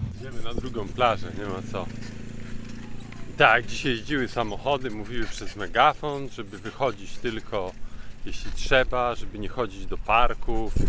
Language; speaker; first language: Polish; native; Polish